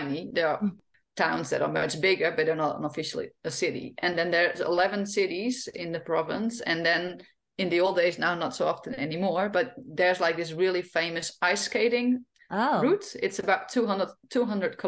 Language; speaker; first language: English; non-native, fluent; Western Frisian